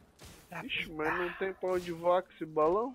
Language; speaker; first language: Portuguese; native; Portuguese